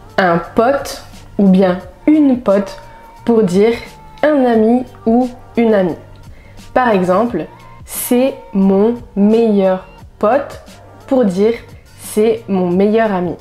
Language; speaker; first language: French; native; French